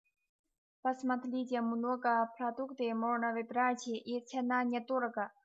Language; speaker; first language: Russian; non-native, learner; Chinese